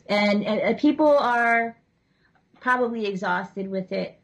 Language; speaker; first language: English; native; English